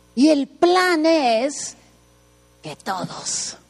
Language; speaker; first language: Spanish; native; Spanish